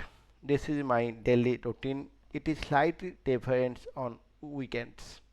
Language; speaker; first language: English; non-native, fluent; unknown